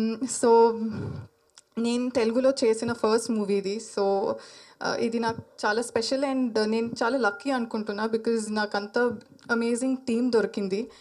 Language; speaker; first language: Telugu; non-native, learner; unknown